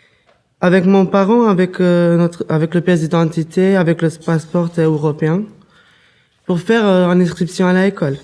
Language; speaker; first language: French; non-native, learner; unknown